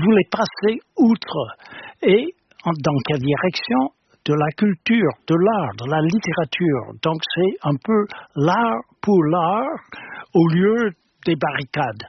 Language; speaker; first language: French; non-native, fluent; English